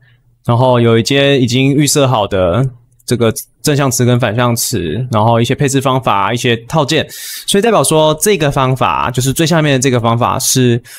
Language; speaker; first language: Chinese; native; Chinese